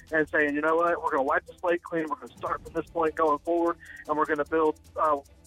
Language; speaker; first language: English; non-native, fluent; Spanish